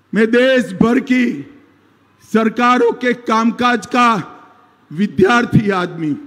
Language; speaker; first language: Hindi; non-native, local second language; Gujarati